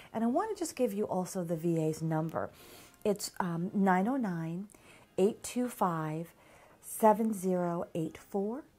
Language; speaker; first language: English; native; English